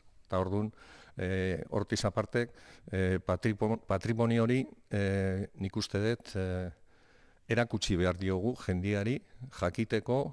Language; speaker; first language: Basque; non-native, local second language; Spanish